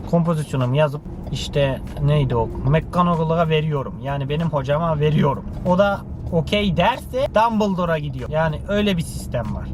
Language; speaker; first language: Turkish; early bilingual, heritage; Turkish